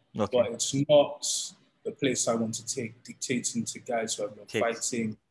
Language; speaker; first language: English; native; English